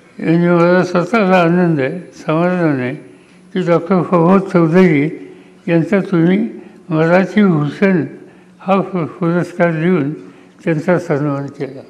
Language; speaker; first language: Marathi; native; Marathi